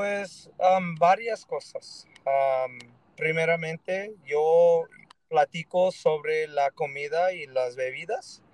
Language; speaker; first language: Spanish; early bilingual, heritage; Spanish